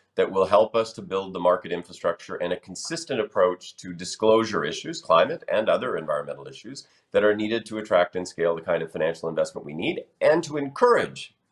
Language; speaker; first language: English; native; English